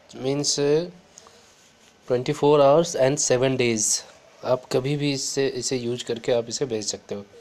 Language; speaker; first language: Hindi; native; Hindi